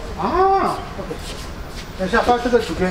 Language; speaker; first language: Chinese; non-native, learner; French